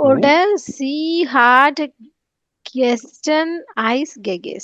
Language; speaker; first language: German; non-native, learner; Tamil